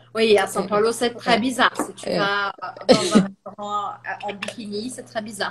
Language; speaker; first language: French; non-native, fluent; Portuguese